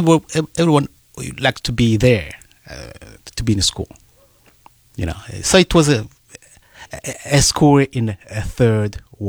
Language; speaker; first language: English; non-native, fluent; Rundi